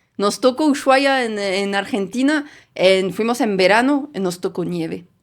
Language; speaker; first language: Spanish; non-native, fluent; French